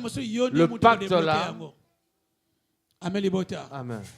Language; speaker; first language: French; non-native, local second language; Lingala